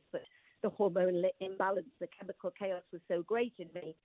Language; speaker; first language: English; native; English